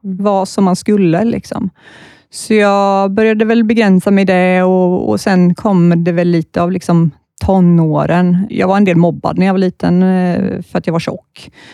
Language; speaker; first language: Swedish; native; Swedish